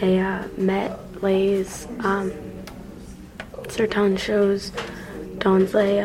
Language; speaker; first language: French; non-native, learner; English